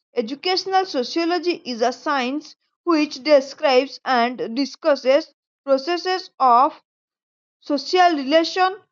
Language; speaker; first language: English; non-native, local second language; Odia